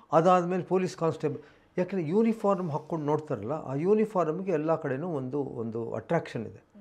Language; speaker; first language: Kannada; native; Kannada